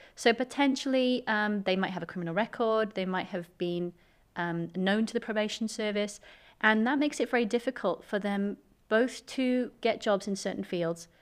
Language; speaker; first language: English; native; English